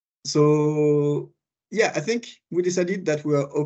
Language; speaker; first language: English; non-native, fluent; French